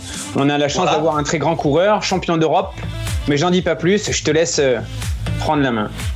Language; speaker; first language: French; native; French